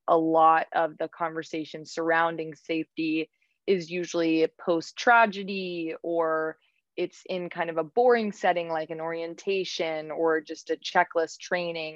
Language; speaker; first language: English; native; English